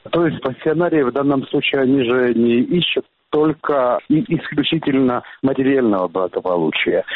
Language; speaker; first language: Russian; non-native, local second language; Georgian